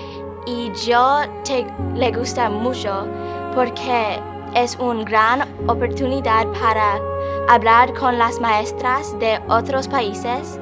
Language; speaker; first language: Spanish; non-native, learner; English